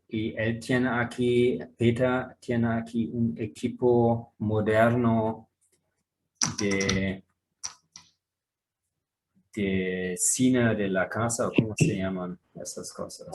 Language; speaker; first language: Spanish; non-native, fluent; German